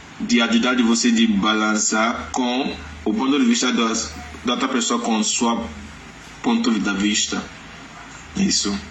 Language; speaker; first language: Portuguese; non-native, learner; Yoruba